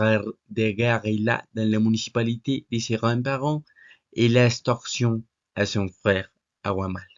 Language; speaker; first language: French; non-native, learner; Spanish